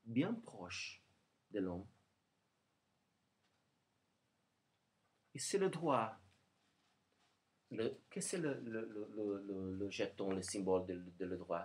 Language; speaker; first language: French; non-native, learner; Portuguese